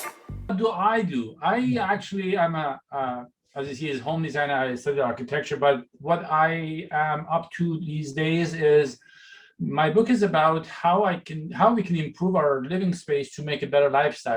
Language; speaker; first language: English; non-native, fluent; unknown